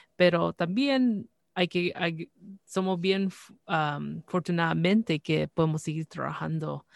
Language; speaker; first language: Spanish; early bilingual, heritage; Spanish